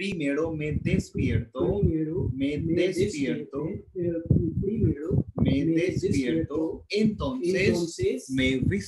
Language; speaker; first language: Spanish; non-native, fluent; Hindi